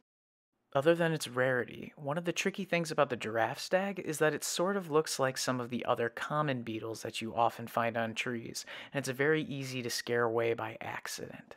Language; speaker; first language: English; native; English